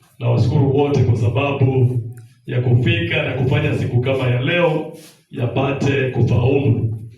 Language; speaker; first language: Swahili; native; Swahili